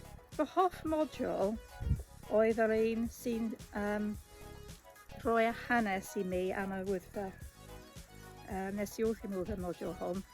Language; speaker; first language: Welsh; non-native, learner; English